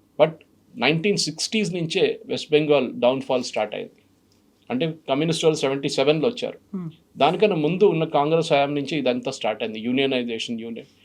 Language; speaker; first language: Telugu; non-native, fluent; Malayalam